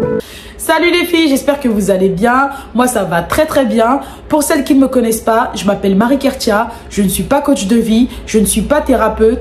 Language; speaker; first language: French; native; French